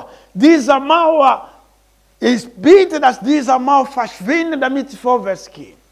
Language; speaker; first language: German; non-native, learner; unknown